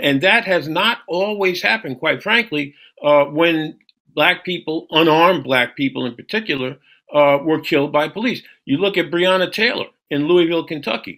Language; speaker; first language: English; native; English